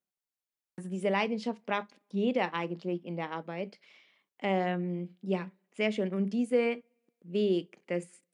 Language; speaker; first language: German; non-native, fluent; Italian